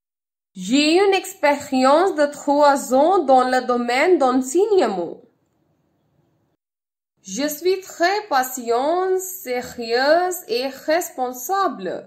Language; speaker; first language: French; non-native, fluent; Hindi